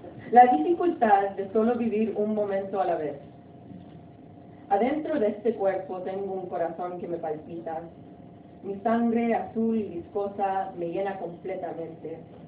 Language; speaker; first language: Spanish; early bilingual, heritage; Spanish